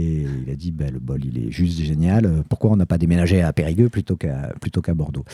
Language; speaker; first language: French; native; French